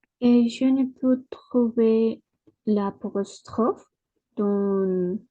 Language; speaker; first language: French; non-native, learner; Spanish